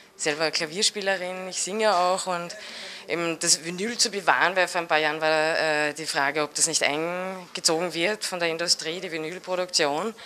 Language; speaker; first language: German; native; German